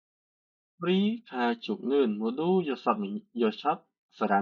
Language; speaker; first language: Korean; non-native, learner; Khmer